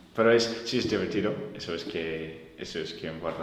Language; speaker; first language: Spanish; non-native, learner; English